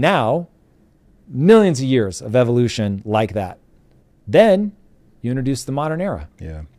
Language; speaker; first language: English; native; English